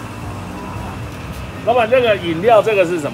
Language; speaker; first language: Chinese; native; Chinese